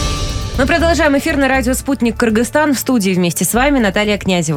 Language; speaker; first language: Russian; native; Russian